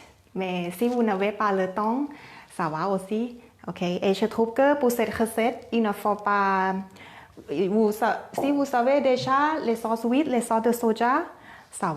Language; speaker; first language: French; non-native, fluent; Thai